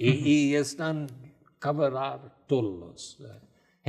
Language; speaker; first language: Spanish; non-native, fluent; English